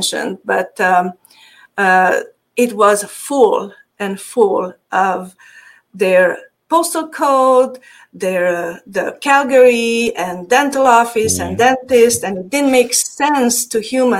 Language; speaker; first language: English; non-native, fluent; Hungarian